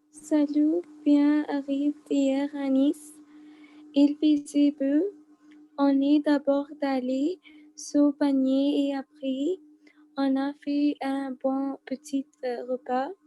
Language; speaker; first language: French; non-native, learner; Arabic